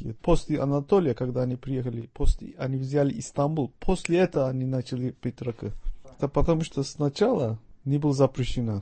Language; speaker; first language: Russian; non-native, learner; Turkish